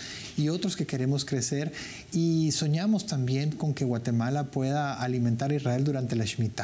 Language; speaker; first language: Spanish; native; Spanish